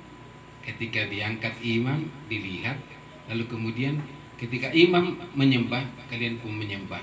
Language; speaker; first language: Indonesian; native; Indonesian